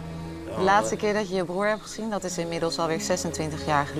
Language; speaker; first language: Dutch; native; Dutch